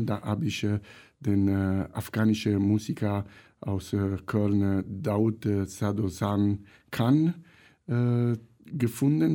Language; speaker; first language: German; non-native, fluent; Italian